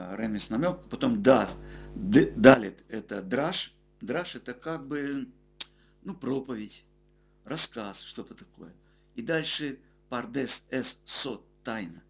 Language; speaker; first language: Russian; native; Russian